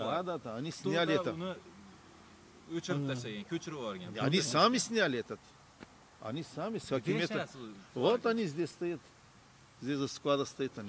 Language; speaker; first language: Russian; non-native, learner; Turkish